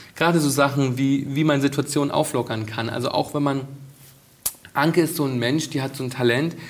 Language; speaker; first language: German; native; German